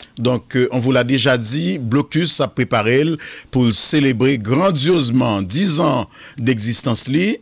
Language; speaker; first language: French; non-native, local second language; Haitian Creole